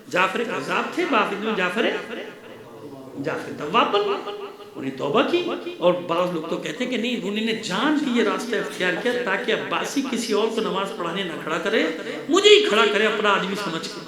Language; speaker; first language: Urdu; native; Urdu